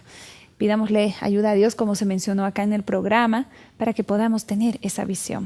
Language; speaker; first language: Spanish; native; Spanish